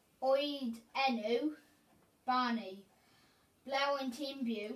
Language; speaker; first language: Welsh; non-native, learner; English